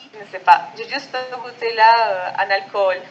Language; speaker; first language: French; non-native, fluent; Spanish